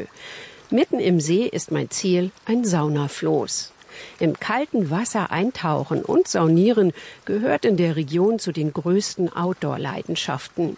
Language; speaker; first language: German; native; German